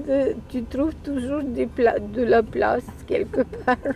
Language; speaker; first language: French; non-native, local second language; Russian